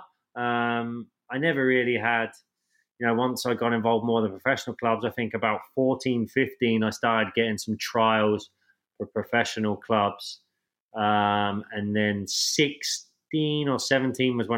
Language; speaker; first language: English; native; English